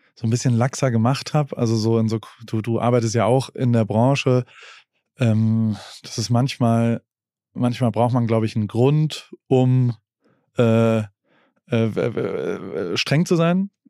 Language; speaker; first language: German; native; German